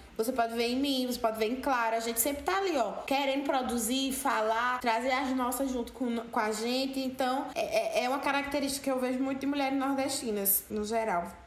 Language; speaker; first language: Portuguese; native; Portuguese